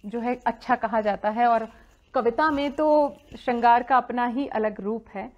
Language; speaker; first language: Hindi; native; Hindi